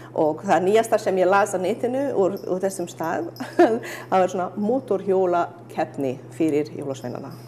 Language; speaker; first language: Icelandic; non-native, fluent; Hungarian